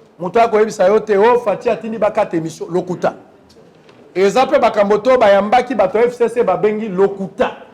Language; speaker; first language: Lingala; native; Lingala